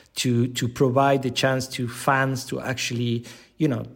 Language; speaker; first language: English; non-native, fluent; Spanish